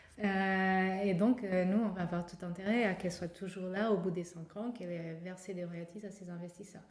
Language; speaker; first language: French; non-native, fluent; Portuguese